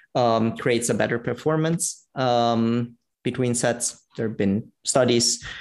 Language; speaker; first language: English; non-native, fluent; Italian